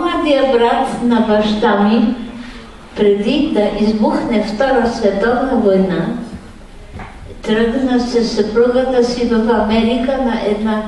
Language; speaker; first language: Bulgarian; non-native, fluent; Polish